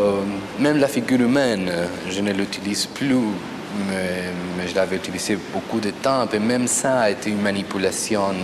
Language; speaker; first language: French; non-native, fluent; Spanish